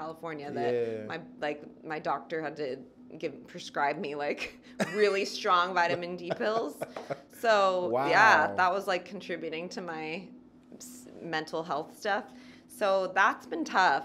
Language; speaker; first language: English; native; English